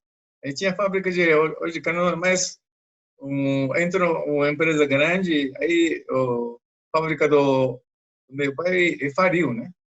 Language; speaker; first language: Portuguese; non-native, fluent; Japanese